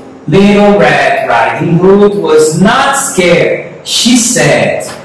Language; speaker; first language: English; non-native, fluent; Portuguese